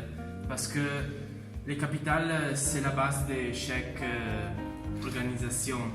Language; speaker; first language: French; non-native, learner; Italian